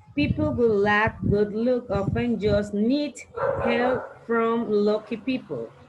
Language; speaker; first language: English; non-native, learner; Spanish